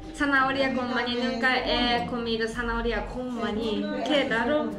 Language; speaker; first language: Spanish; non-native, learner; Japanese